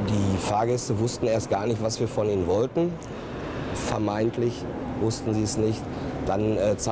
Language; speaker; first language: German; native; German